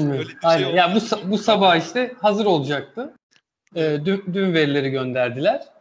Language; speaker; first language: Turkish; native; Turkish